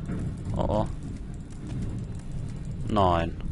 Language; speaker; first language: German; native; German